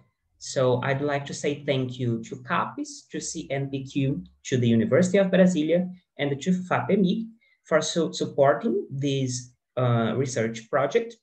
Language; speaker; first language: English; non-native, fluent; Portuguese